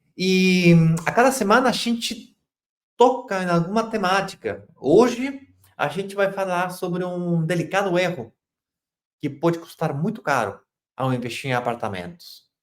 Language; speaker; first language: Portuguese; non-native, fluent; Spanish